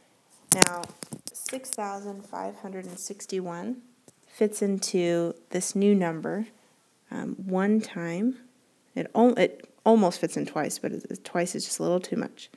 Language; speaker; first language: English; native; English